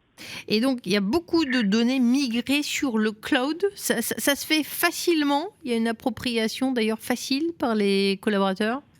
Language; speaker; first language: French; native; French